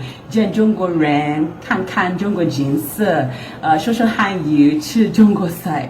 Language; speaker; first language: Chinese; non-native, learner; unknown